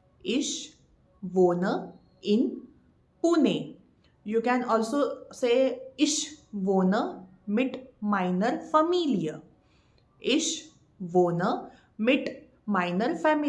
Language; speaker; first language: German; non-native, fluent; Marathi